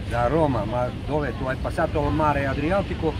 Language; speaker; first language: Italian; non-native, learner; Serbian